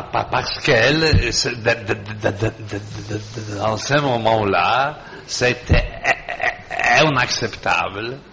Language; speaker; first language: French; non-native, fluent; Polish